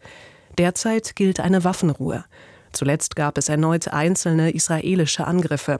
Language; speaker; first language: German; native; German